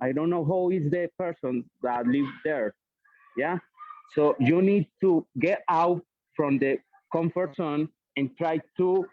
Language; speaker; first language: English; non-native, learner; Spanish